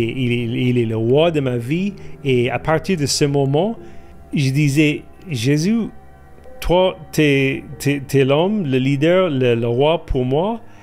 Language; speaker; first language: French; non-native, fluent; English